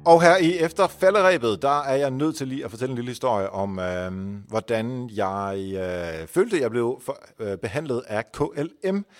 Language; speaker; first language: Danish; non-native, fluent; Dutch